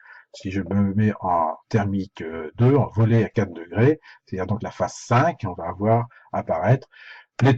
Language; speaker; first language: French; native; French